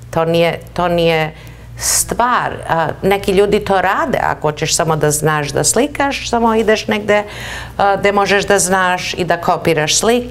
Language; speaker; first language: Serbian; early bilingual, heritage; Serbian